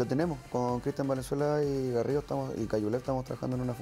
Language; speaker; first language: Spanish; native; Spanish